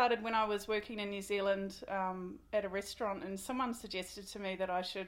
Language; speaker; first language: English; native; English